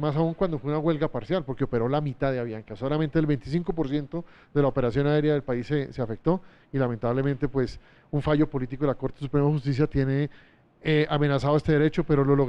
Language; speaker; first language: Spanish; native; Spanish